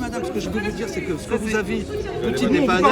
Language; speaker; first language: French; native; French